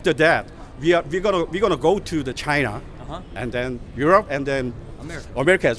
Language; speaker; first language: English; non-native, learner; Korean